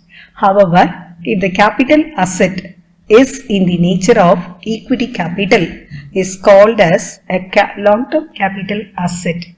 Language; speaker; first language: English; non-native, local second language; Tamil